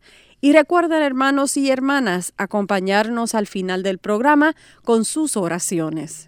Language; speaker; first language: Spanish; native; Spanish